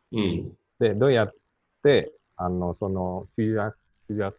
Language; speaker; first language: Japanese; non-native, fluent; Indonesian